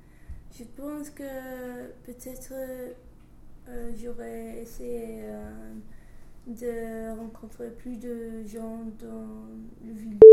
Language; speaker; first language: French; non-native, learner; English